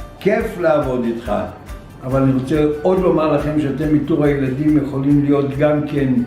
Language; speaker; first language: Hebrew; early bilingual, other home language; German